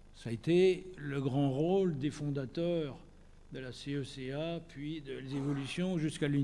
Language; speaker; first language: French; native; French